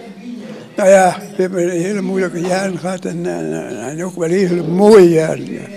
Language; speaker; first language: Dutch; native; Dutch